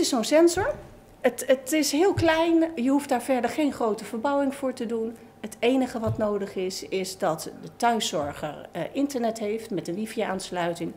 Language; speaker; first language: Dutch; native; Dutch